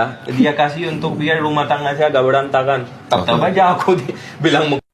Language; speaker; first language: Indonesian; non-native, fluent; Urdu